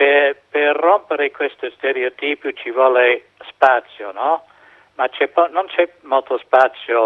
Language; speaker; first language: Italian; non-native, fluent; English